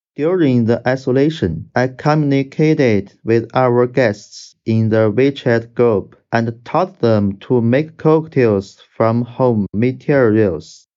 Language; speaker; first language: English; non-native, fluent; Chinese